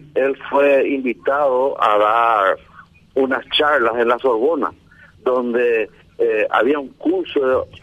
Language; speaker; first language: Spanish; native; Spanish